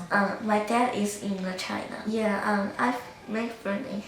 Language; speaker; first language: English; non-native, learner; Chinese